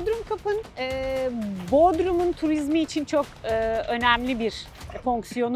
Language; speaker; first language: Turkish; native; Turkish